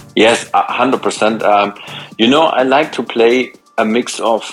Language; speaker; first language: English; non-native, fluent; German